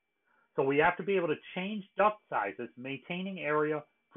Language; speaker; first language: English; native; English